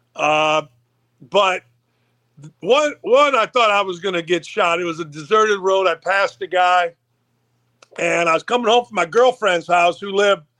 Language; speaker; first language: English; native; English